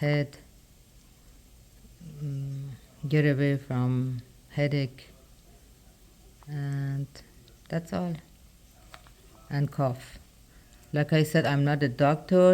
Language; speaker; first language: English; non-native, learner; Persian